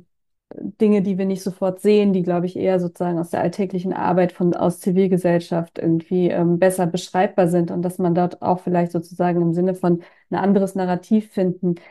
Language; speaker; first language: German; native; German